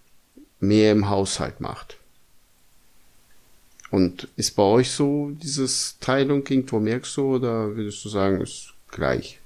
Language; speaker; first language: German; non-native, fluent; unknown